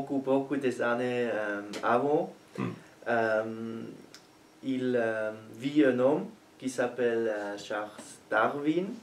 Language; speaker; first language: French; non-native, learner; German